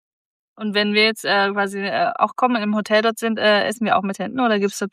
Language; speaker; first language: German; native; German